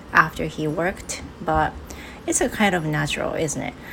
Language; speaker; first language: English; non-native, fluent; Japanese